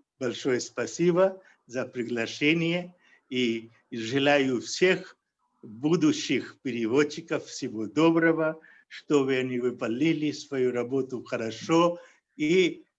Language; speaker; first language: Russian; non-native, fluent; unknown